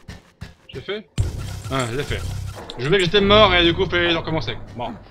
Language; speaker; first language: French; native; French